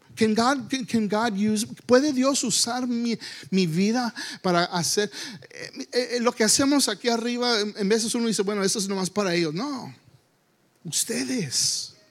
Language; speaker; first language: Spanish; early bilingual, heritage; Spanish